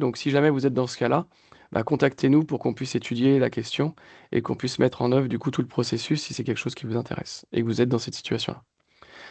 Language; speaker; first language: French; native; French